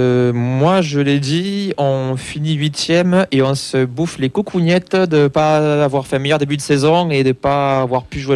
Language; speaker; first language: French; native; French